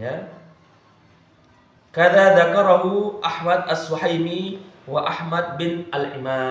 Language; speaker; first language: Arabic; non-native, fluent; Indonesian